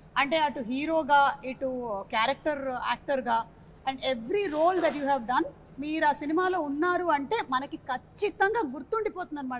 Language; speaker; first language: Telugu; native; Telugu